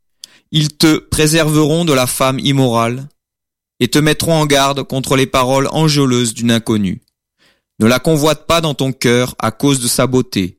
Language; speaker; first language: French; native; French